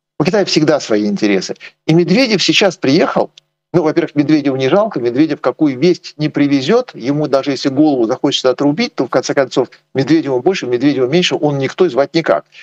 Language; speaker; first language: Russian; native; Russian